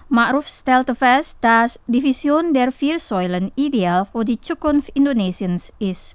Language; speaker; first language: German; non-native, fluent; Indonesian